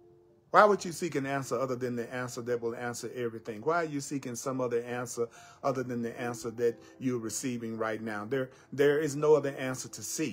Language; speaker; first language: English; native; English